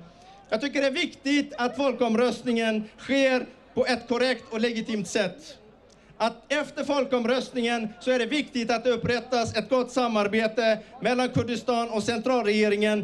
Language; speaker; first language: Swedish; early bilingual, other home language; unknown